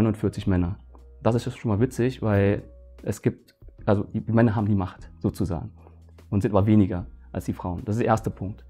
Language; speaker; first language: German; early bilingual, other home language; Vietnamese